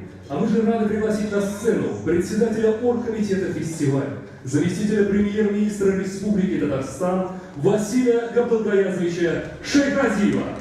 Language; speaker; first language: Russian; native; Russian